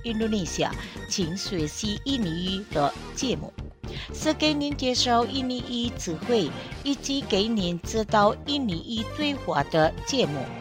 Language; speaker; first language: Chinese; non-native, fluent; Indonesian